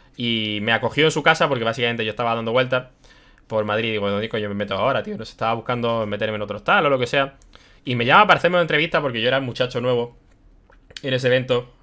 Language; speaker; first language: Spanish; early bilingual, other home language; German